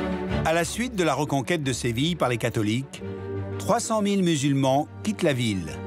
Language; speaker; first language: French; native; French